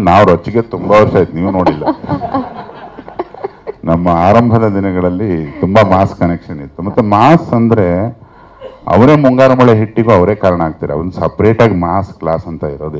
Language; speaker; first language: Kannada; native; Kannada